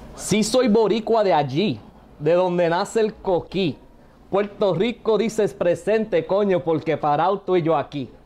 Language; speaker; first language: Spanish; early bilingual, heritage; Spanish